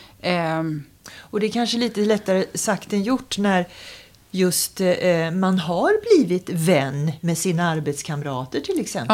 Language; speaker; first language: Swedish; native; Swedish